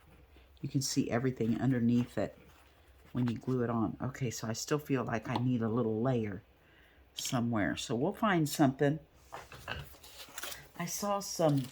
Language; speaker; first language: English; native; English